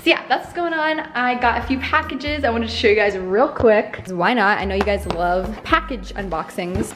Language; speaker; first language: English; native; English